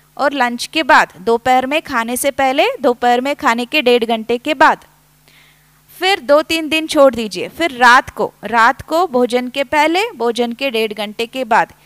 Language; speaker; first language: Hindi; non-native, local second language; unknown